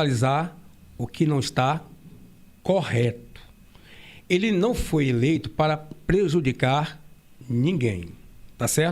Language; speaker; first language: Portuguese; native; Portuguese